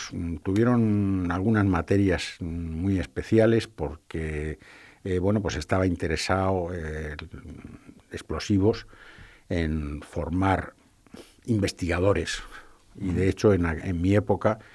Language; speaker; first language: Spanish; native; Spanish